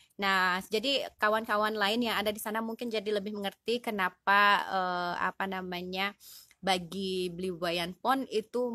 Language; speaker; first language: Indonesian; native; Indonesian